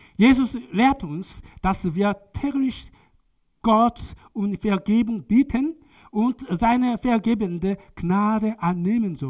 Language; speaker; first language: German; non-native, learner; Korean